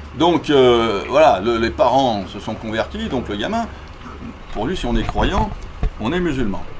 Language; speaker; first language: French; native; French